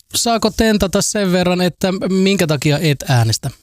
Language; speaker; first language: Finnish; native; Finnish